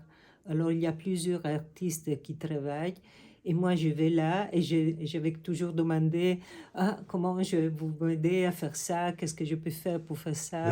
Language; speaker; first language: French; non-native, fluent; Italian